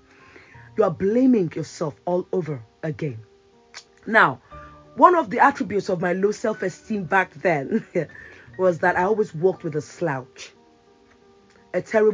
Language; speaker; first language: English; non-native, local second language; Yoruba